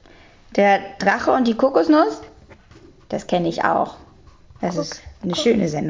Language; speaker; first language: German; native; German